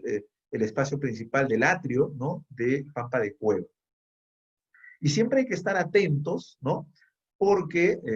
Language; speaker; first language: Spanish; native; Spanish